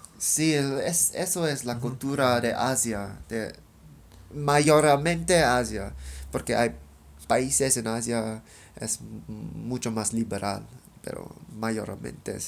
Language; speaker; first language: Spanish; non-native, learner; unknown